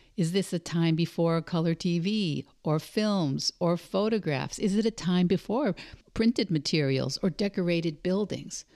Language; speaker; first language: English; native; English